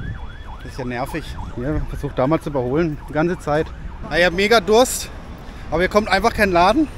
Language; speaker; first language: German; native; German